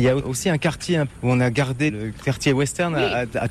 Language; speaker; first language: French; native; French